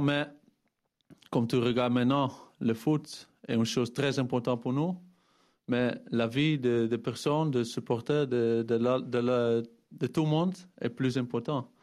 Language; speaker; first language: French; non-native, fluent; Dutch